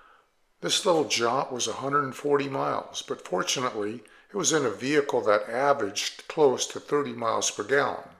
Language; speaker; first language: English; native; English